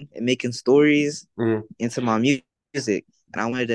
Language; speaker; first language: English; native; English